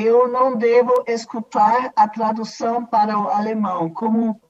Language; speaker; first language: Portuguese; non-native, fluent; German